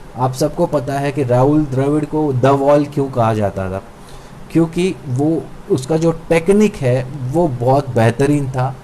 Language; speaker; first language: Hindi; non-native, local second language; Marathi